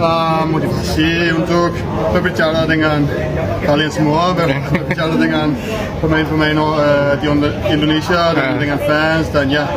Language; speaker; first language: Indonesian; non-native, learner; Danish